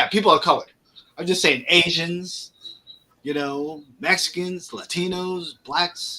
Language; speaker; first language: English; native; English